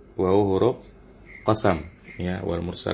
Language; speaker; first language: Arabic; non-native, fluent; Indonesian